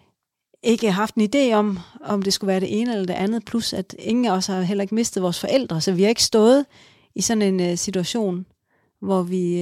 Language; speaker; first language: Danish; native; Danish